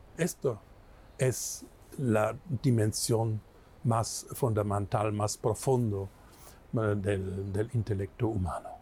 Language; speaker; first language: Spanish; non-native, fluent; German